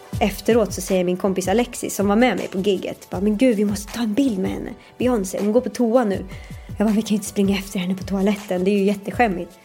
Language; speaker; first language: Swedish; early bilingual, other home language; Persian